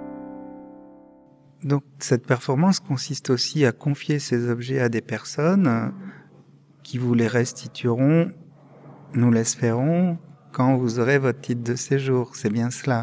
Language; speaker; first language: French; native; French